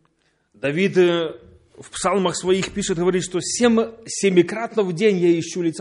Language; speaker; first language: Polish; non-native, learner; Russian